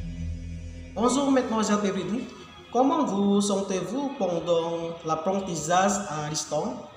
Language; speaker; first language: French; non-native, learner; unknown